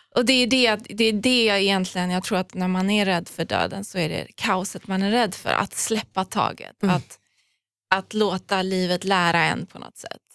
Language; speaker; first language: Swedish; early bilingual, other home language; Persian